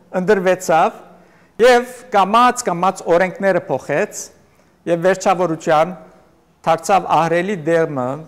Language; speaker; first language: Armenian; native; Armenian